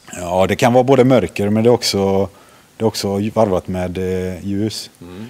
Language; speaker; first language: Swedish; early bilingual, other home language; Finnish